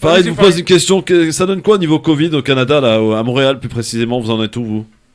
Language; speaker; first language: French; native; French